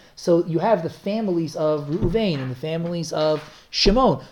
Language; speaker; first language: English; native; English